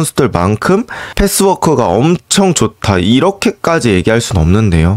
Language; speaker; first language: Korean; native; Korean